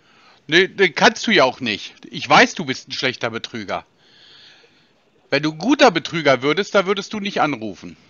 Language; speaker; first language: German; native; German